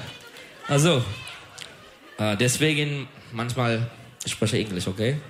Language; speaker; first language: German; non-native, learner; Turkish